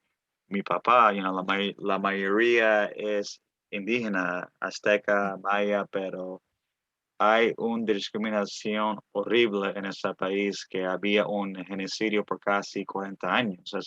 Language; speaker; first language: Spanish; early bilingual, other home language; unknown